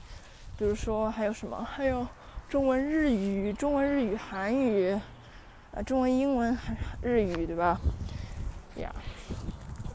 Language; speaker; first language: Chinese; early bilingual, heritage; Chinese